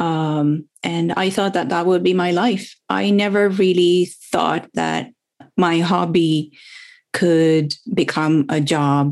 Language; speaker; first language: English; non-native, local second language; Urdu